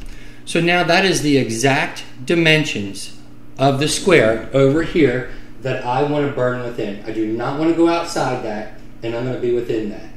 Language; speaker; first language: English; native; English